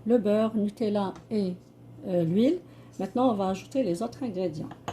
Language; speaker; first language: French; non-native, local second language; Arabic